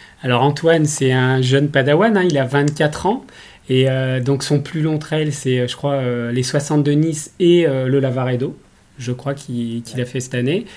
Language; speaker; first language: French; native; French